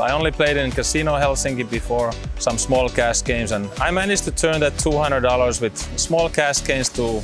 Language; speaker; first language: English; non-native, fluent; Finnish